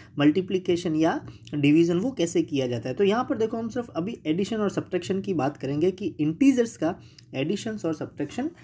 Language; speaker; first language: Hindi; non-native, local second language; Gujarati